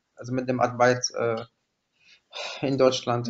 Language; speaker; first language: German; non-native, fluent; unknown